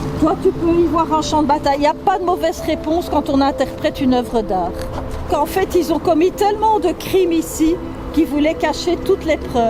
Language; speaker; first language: French; native; French